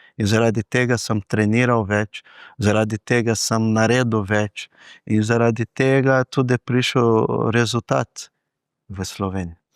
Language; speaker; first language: Slovenian; non-native, fluent; Portuguese